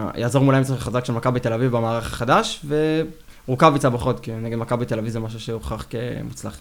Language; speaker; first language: Hebrew; native; Hebrew